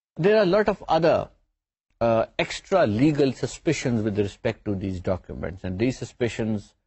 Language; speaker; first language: English; non-native, local second language; Urdu